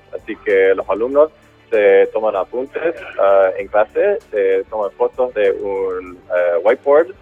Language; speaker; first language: Spanish; non-native, fluent; English